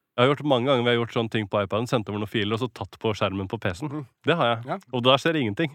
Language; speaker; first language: Norwegian; native; Norwegian